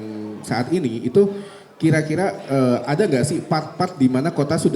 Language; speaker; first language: Indonesian; native; Indonesian